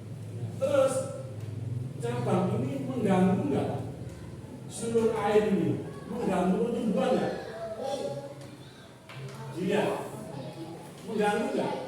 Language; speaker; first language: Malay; non-native, local second language; Javanese